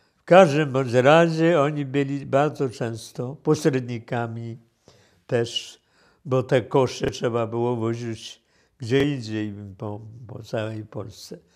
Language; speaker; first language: Polish; native; Polish